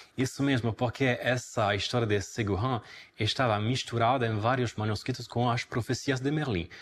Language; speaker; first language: Portuguese; non-native, fluent; Italian